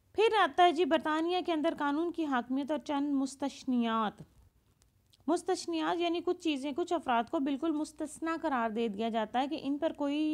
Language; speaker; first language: Urdu; non-native, local second language; Punjabi